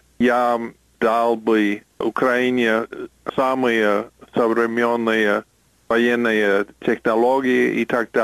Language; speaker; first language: Russian; non-native, fluent; English